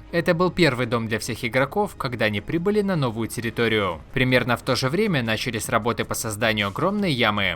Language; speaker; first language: Russian; native; Russian